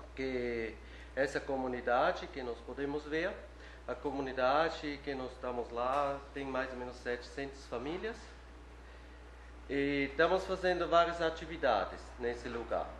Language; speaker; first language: Portuguese; non-native, fluent; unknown